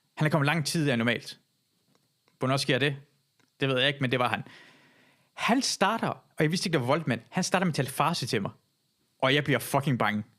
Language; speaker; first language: Danish; early bilingual, other home language; Persian